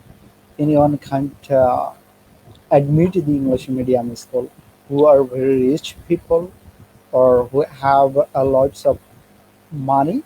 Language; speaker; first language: English; non-native, learner; Bangla